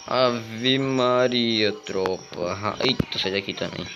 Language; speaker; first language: Portuguese; native; Portuguese